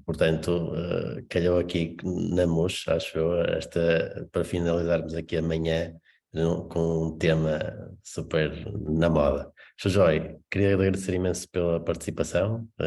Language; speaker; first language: Portuguese; native; Portuguese